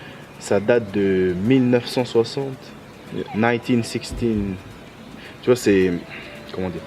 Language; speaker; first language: French; native; French